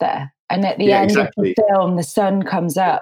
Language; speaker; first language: English; native; English